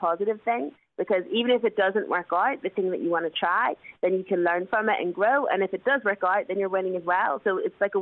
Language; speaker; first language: English; native; English